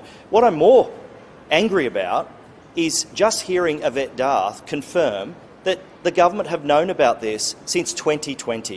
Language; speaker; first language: English; native; English